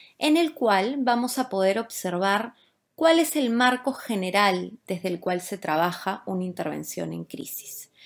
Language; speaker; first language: Spanish; native; Spanish